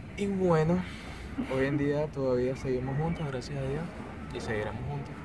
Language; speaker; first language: Spanish; native; Spanish